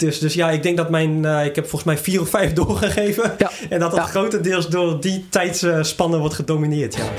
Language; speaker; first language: Dutch; native; Dutch